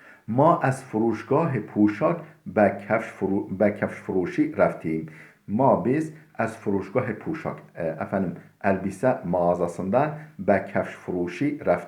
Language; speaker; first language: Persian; non-native, fluent; Turkish